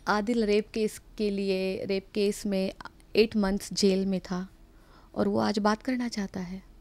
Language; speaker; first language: Hindi; non-native, local second language; Marathi